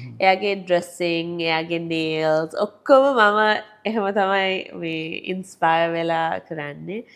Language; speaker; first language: Sinhala; non-native, local second language; Tamil